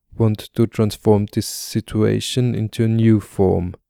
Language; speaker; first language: English; non-native, fluent; German